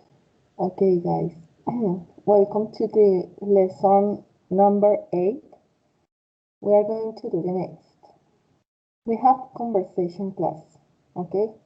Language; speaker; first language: English; non-native, fluent; Spanish